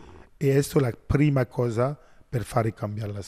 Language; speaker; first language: Spanish; non-native, learner; French